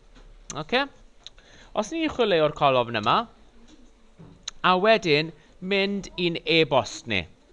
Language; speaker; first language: Welsh; non-native, local second language; English